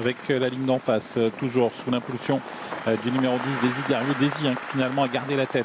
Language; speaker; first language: French; native; French